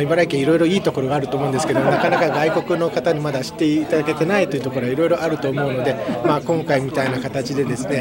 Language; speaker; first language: Japanese; native; Japanese